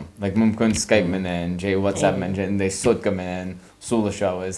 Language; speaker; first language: Kyrgyz; non-native, learner; English